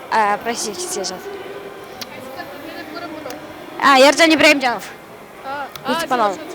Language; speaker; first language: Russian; non-native, local second language; Kyrgyz